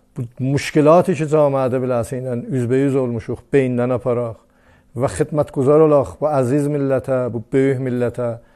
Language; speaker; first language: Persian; non-native, local second language; Azerbaijani